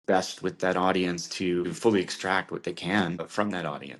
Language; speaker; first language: English; native; English